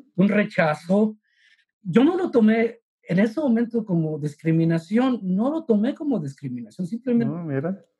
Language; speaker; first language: Spanish; native; Spanish